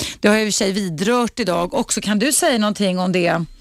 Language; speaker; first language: Swedish; native; Swedish